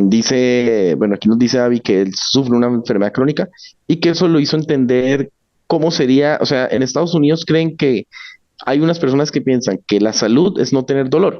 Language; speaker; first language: Spanish; native; Spanish